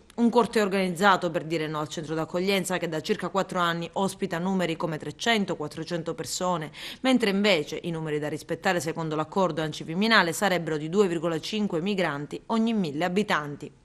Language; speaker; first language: Italian; native; Italian